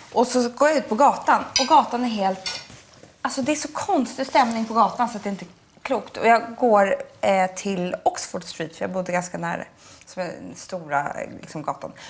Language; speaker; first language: Swedish; native; Swedish